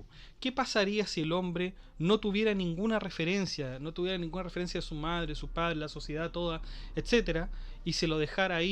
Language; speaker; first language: Spanish; native; Spanish